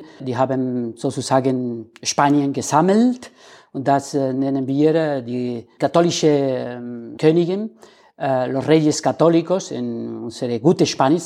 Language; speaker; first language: German; non-native, fluent; Spanish